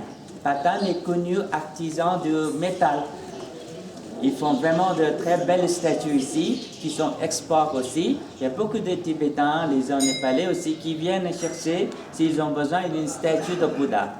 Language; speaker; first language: French; non-native, fluent; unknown